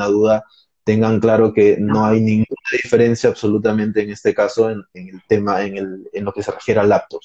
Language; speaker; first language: Spanish; native; Spanish